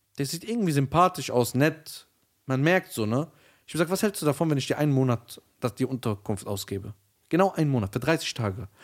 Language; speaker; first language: German; early bilingual, other home language; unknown